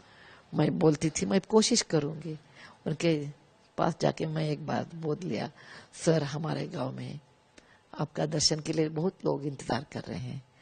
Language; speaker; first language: Hindi; non-native, local second language; Kannada